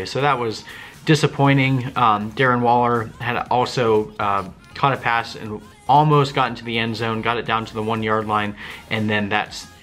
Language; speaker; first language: English; native; English